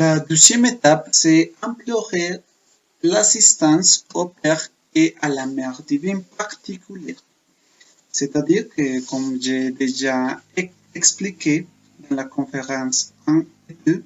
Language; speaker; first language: French; non-native, fluent; Spanish